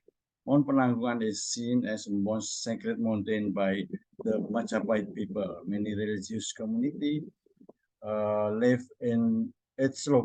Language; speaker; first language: English; non-native, learner; Indonesian